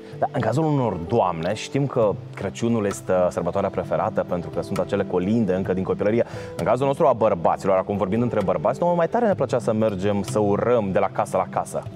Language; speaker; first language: Romanian; native; Romanian